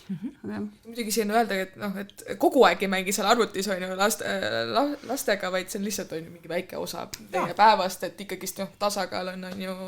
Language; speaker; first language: Estonian; native; Estonian